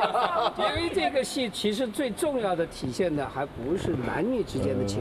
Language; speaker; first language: Chinese; native; Chinese